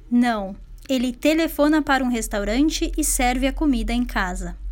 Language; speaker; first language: Portuguese; native; Portuguese